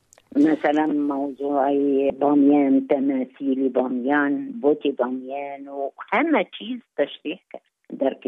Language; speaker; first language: Persian; non-native, fluent; Arabic